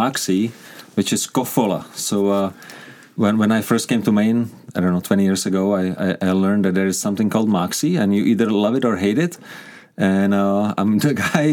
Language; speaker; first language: English; non-native, fluent; Czech